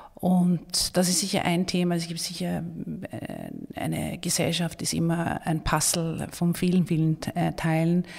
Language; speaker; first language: German; non-native, fluent; Swedish